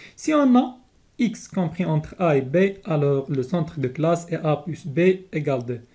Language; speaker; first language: French; non-native, local second language; Arabic